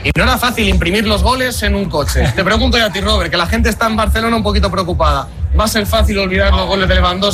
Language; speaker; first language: Spanish; native; Spanish